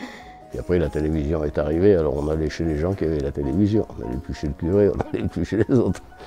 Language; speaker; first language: French; native; French